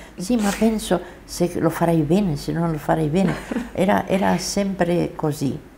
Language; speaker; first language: Italian; non-native, fluent; Catalan